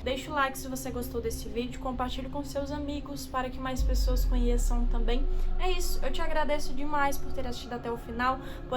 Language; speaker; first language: Portuguese; native; Portuguese